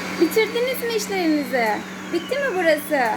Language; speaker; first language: Turkish; native; Turkish